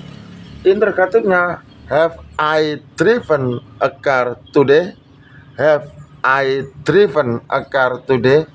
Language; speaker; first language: English; non-native, learner; Indonesian